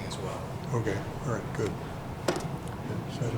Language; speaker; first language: English; native; English